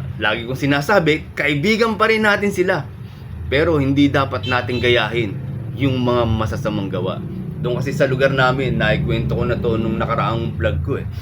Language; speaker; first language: Filipino; native; Filipino